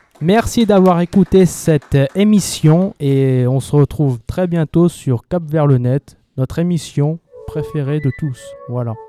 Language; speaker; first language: French; native; French